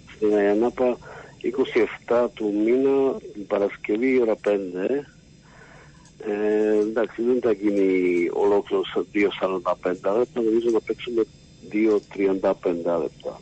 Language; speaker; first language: Greek; non-native, learner; Slovak